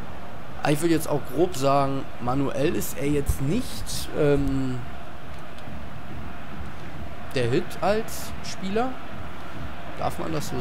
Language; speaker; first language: German; native; German